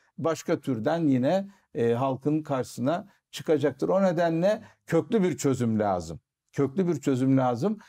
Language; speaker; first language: Turkish; native; Turkish